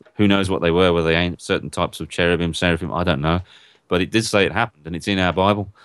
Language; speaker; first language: English; native; English